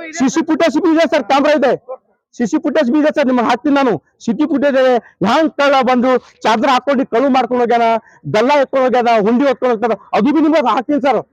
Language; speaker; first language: Kannada; non-native, local second language; Lambadi